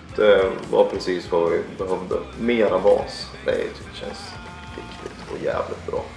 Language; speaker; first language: Swedish; native; Swedish